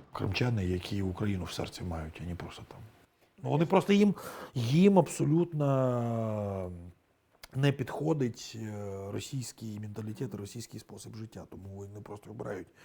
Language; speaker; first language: Ukrainian; non-native, local second language; Russian